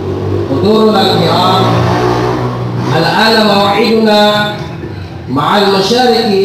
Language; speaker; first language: Arabic; non-native, learner; Maranao